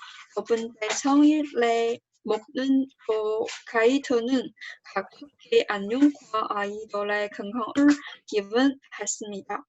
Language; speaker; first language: Korean; non-native, learner; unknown